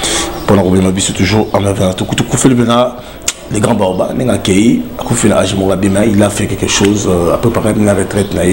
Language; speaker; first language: French; non-native, local second language; Lingala